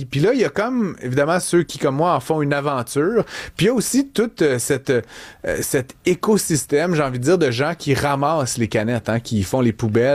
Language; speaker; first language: French; native; French